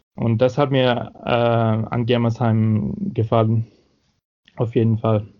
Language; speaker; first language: German; non-native, fluent; English